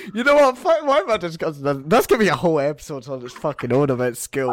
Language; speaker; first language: English; native; English